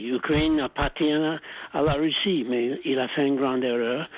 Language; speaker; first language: French; non-native, fluent; English